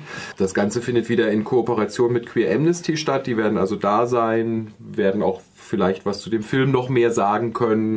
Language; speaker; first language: German; native; German